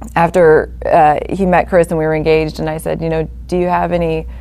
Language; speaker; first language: English; native; English